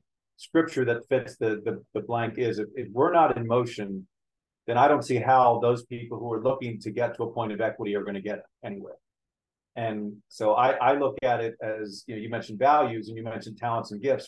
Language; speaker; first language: English; native; English